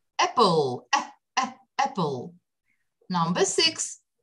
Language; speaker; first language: English; non-native, fluent; Ukrainian